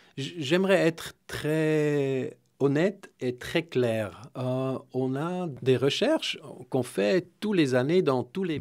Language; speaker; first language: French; non-native, fluent; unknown